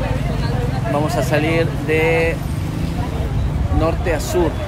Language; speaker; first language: Spanish; native; Spanish